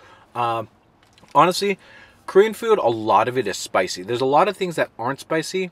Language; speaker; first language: English; native; English